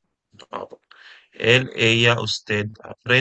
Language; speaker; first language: Spanish; non-native, learner; Filipino